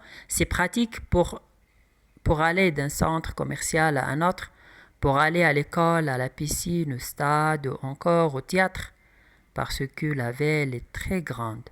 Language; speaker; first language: French; non-native, local second language; Arabic